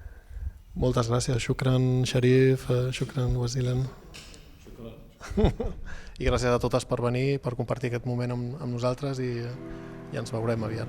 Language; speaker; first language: Catalan; native; Catalan